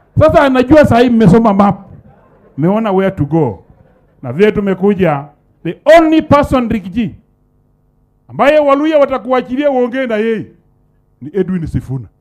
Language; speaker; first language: Swahili; non-native, local second language; Luyia